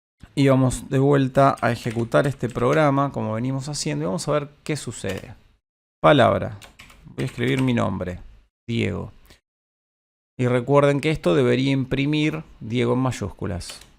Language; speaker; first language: Spanish; native; Spanish